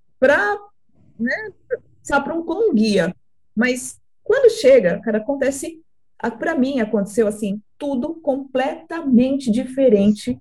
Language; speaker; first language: Portuguese; native; Portuguese